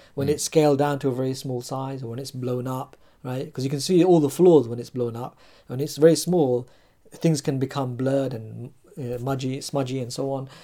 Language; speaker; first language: English; native; English